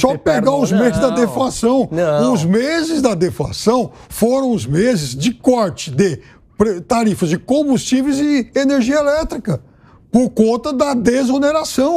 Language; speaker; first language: Portuguese; native; Portuguese